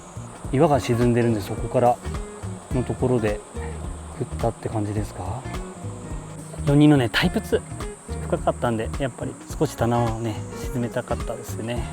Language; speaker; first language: Japanese; native; Japanese